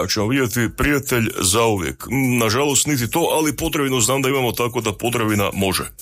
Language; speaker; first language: Serbian; native; Serbian